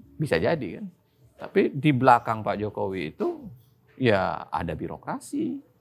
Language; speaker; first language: Indonesian; native; Indonesian